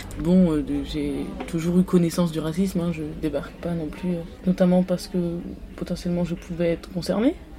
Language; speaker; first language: French; native; French